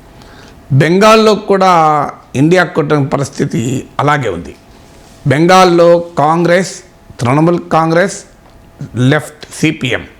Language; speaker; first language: Telugu; native; Telugu